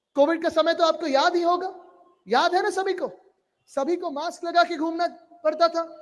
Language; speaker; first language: Hindi; non-native, local second language; Marathi